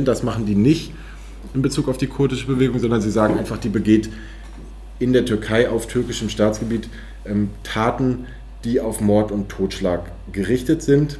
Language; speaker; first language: German; native; German